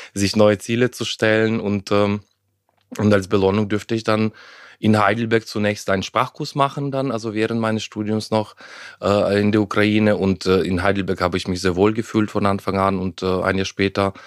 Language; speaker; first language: German; non-native, fluent; Ukrainian